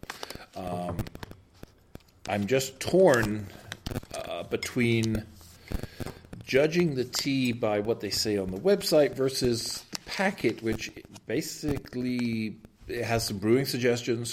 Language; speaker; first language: English; native; English